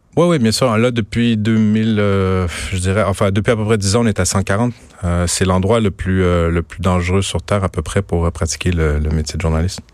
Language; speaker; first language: French; native; French